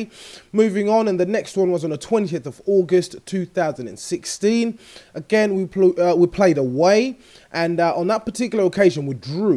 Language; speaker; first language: English; native; English